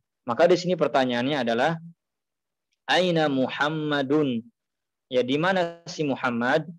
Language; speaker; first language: Indonesian; native; Indonesian